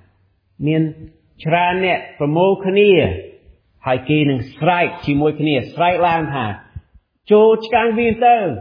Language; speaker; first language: Khmer; non-native, fluent; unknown